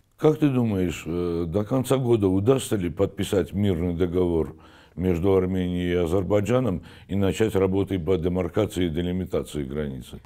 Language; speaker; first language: Russian; non-native, local second language; Armenian